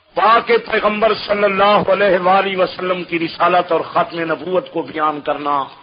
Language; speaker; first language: Urdu; non-native, local second language; Saraiki